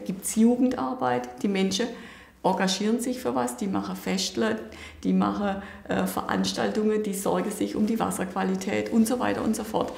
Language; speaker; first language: German; native; German